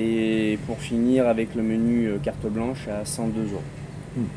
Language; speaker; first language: French; native; French